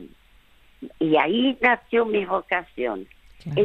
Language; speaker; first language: Spanish; early bilingual, other home language; French